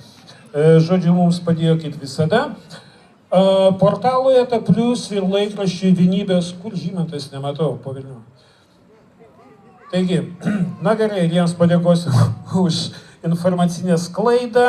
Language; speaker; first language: Lithuanian; native; Lithuanian